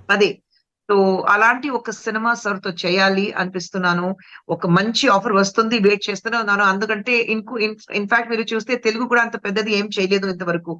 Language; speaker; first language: Telugu; non-native, local second language; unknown